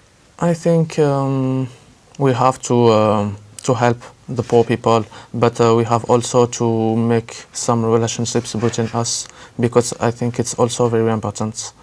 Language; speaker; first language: English; non-native, learner; French